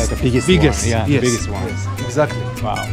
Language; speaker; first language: English; non-native, learner; Korean